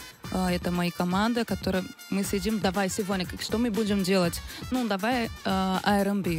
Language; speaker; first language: Russian; non-native, learner; Portuguese